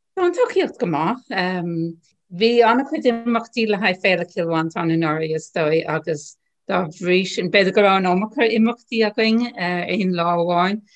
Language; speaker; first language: Irish; non-native, local second language; English